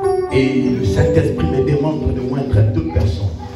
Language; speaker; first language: French; non-native, local second language; Lingala